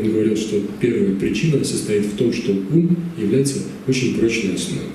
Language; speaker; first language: Russian; native; Russian